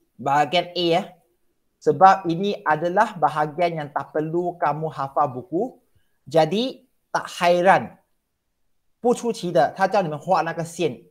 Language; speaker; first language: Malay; non-native, local second language; Chinese